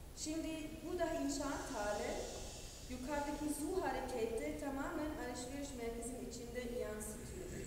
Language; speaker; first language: Turkish; non-native, fluent; German